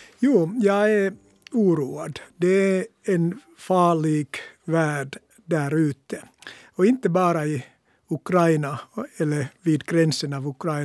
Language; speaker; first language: Swedish; non-native, local second language; Finnish